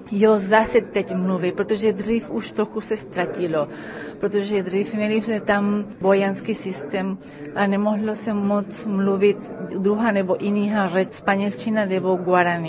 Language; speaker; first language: Czech; early bilingual, heritage; Spanish